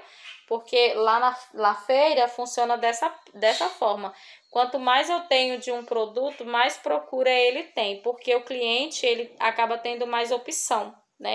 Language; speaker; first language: Portuguese; native; Portuguese